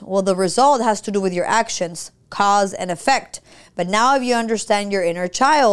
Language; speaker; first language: English; early bilingual, other home language; Spanish